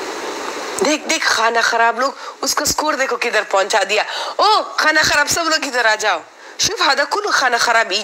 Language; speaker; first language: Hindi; non-native, local second language; Pashto